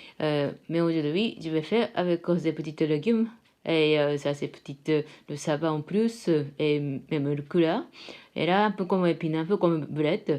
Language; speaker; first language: French; non-native, fluent; Japanese